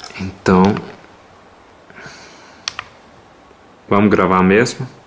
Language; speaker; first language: Portuguese; non-native, fluent; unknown